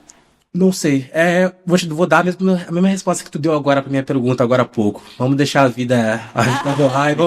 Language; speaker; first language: Portuguese; native; Portuguese